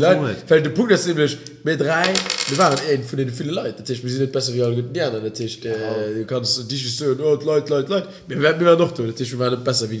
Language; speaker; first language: German; native; German